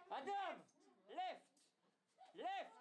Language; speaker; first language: English; non-native, fluent; French